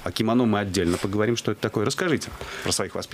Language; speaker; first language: Russian; native; Russian